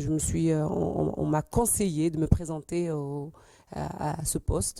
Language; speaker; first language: French; native; French